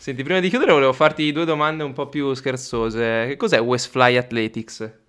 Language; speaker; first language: Italian; native; Italian